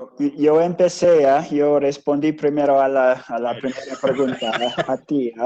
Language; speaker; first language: Spanish; non-native, fluent; English